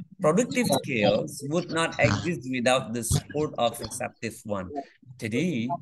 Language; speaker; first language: English; non-native, fluent; Indonesian